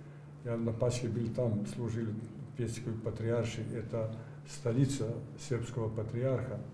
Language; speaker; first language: Russian; non-native, learner; Serbian